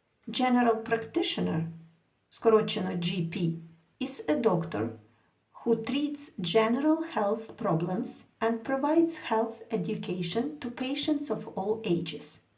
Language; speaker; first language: English; non-native, fluent; Ukrainian